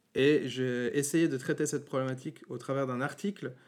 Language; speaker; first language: French; native; French